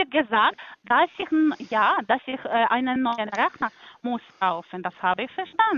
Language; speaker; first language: German; non-native, learner; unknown